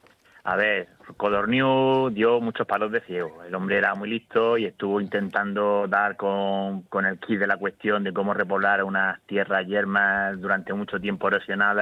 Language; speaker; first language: Spanish; native; Spanish